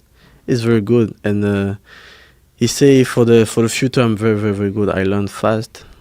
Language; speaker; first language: English; non-native, fluent; French